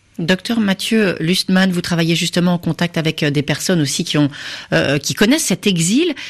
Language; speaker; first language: French; native; French